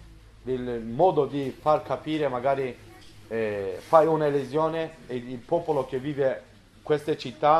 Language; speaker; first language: Italian; non-native, learner; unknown